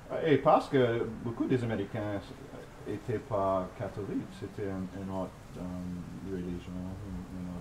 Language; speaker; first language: French; non-native, fluent; English